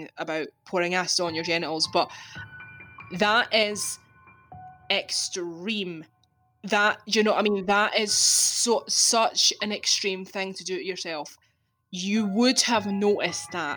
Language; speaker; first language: English; native; English